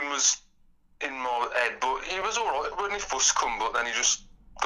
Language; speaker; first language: English; native; English